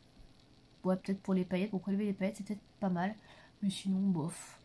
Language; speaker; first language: French; native; French